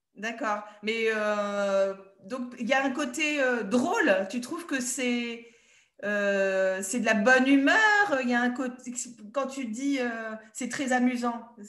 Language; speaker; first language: French; native; French